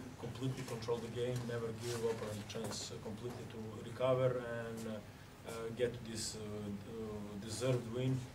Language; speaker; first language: English; non-native, fluent; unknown